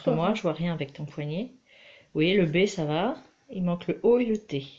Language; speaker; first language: French; native; French